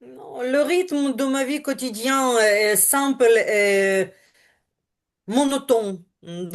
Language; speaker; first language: French; non-native, learner; Ukrainian